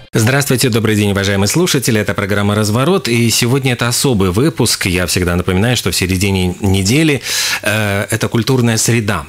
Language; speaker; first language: Russian; native; Russian